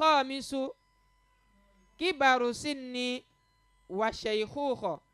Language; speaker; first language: Arabic; non-native, fluent; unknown